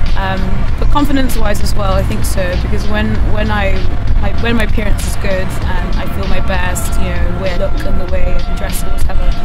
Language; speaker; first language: English; native; English